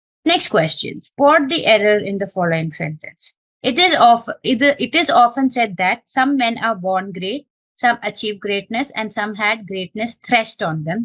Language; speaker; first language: English; non-native, local second language; Malayalam